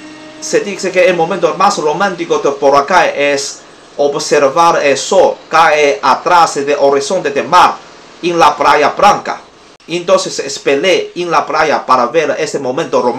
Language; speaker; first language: Spanish; non-native, learner; Chinese